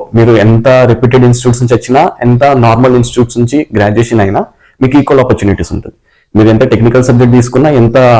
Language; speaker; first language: Telugu; native; Telugu